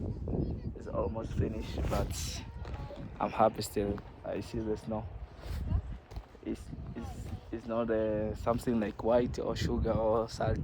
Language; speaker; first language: English; non-native, learner; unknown